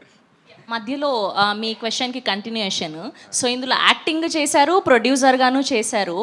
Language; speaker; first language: Telugu; native; Telugu